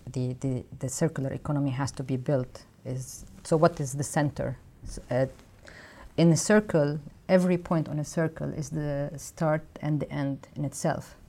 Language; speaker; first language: English; non-native, fluent; Arabic